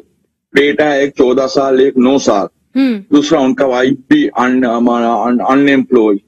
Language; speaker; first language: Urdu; non-native, learner; Sinhala